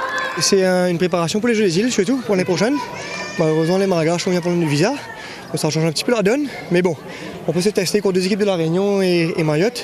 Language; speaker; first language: French; non-native, local second language; Morisyen